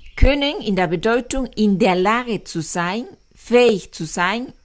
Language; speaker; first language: German; non-native, fluent; Spanish